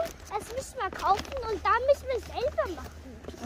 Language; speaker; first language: German; early bilingual, other home language; Indonesian